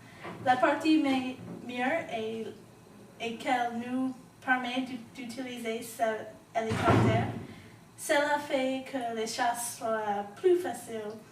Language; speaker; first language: French; non-native, learner; English